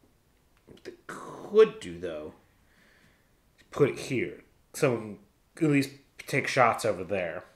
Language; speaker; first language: English; native; English